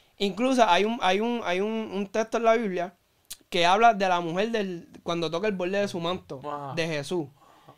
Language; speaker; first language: Spanish; native; Spanish